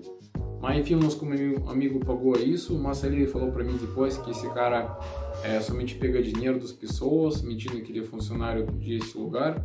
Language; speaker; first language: Portuguese; non-native, learner; Russian